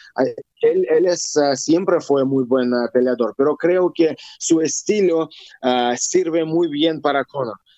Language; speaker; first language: Spanish; non-native, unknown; Russian